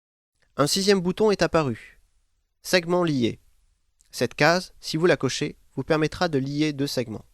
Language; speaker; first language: French; native; French